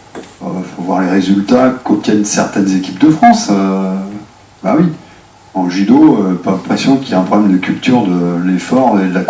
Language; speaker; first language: French; native; French